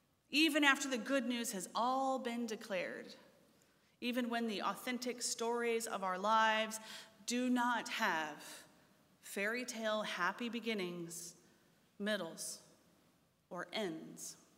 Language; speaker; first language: English; native; English